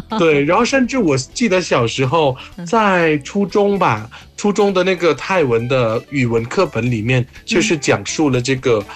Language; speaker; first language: Chinese; non-native, fluent; Thai